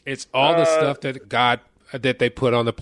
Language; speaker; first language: English; native; English